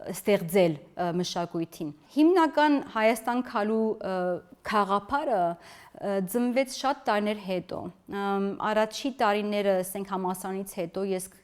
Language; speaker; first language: Armenian; early bilingual, heritage; Armenian